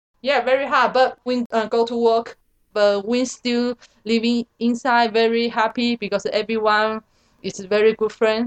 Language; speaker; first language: English; non-native, learner; Chinese